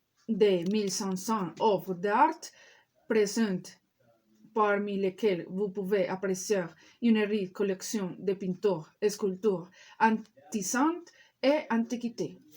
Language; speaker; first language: French; non-native, learner; Spanish